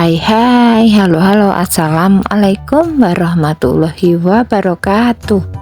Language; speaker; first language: Indonesian; native; Indonesian